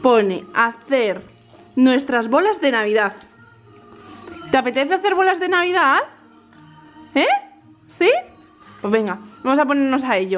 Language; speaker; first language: Spanish; native; Spanish